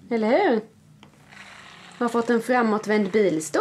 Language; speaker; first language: Swedish; native; Swedish